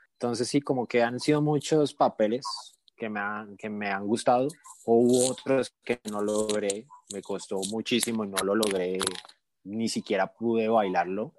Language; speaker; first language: Spanish; native; Spanish